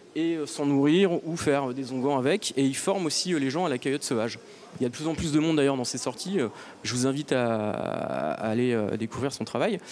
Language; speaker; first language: French; native; French